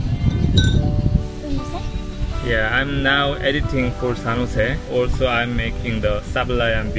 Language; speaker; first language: English; non-native, learner; Korean